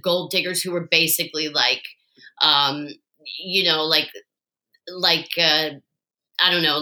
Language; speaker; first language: English; native; English